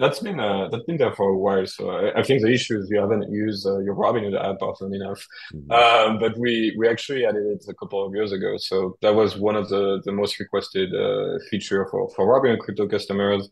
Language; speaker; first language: English; non-native, fluent; French